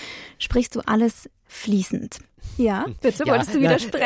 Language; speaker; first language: German; native; German